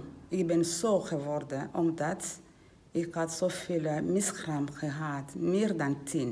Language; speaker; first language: Dutch; non-native, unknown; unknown